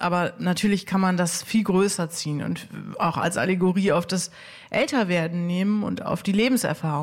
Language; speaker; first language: German; native; German